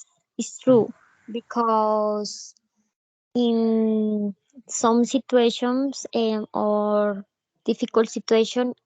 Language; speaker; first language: English; non-native, learner; Spanish